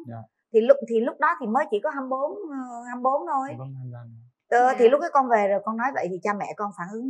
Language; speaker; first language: Vietnamese; native; Vietnamese